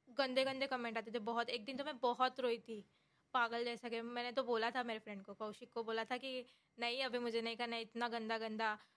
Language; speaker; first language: Hindi; non-native, local second language; Marathi